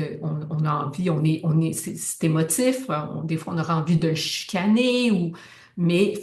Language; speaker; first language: French; native; French